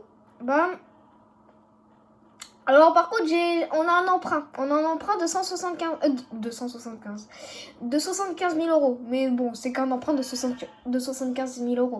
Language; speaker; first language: French; native; French